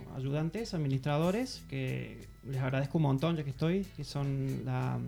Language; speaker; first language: Spanish; native; Spanish